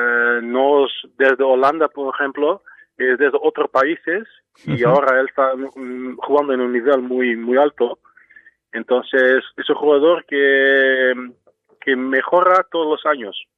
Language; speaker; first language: Spanish; non-native, learner; Dutch